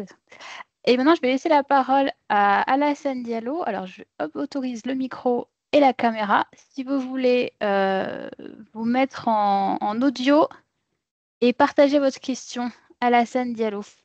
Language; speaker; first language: French; native; French